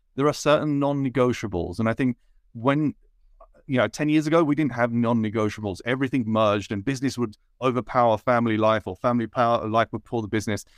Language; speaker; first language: English; native; English